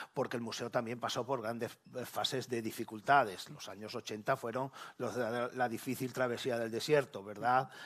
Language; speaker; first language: Spanish; native; Spanish